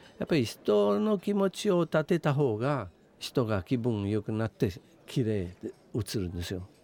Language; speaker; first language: Japanese; non-native, fluent; Italian